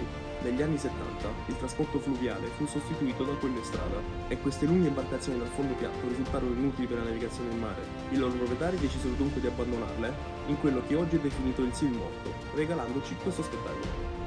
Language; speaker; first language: Italian; native; Italian